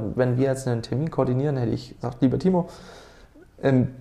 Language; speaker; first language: German; native; German